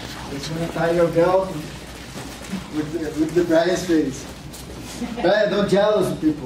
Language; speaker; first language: English; non-native, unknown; Portuguese